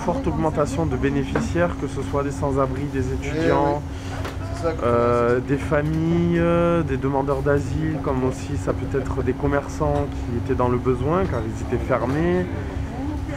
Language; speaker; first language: French; native; French